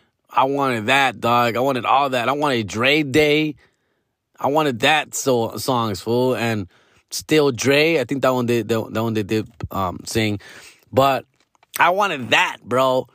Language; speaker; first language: English; early bilingual, other home language; Spanish